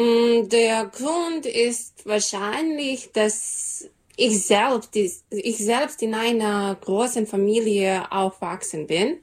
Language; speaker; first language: German; non-native, learner; Serbian